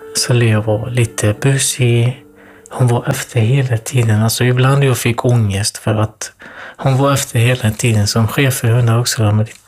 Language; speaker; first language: Swedish; non-native, fluent; Kurdish